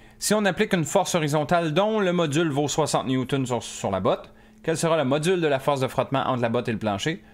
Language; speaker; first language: French; native; French